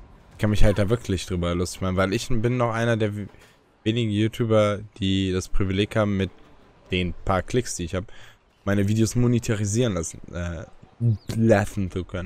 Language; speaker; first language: German; native; German